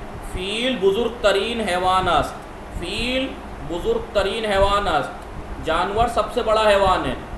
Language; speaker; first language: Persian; non-native, fluent; Urdu